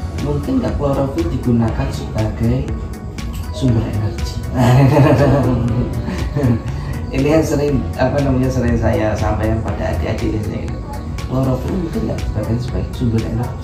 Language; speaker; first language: Indonesian; native; Indonesian